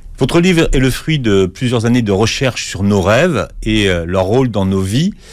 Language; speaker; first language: French; native; French